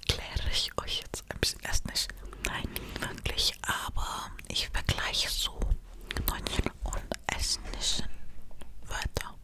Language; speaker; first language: German; non-native, fluent; Estonian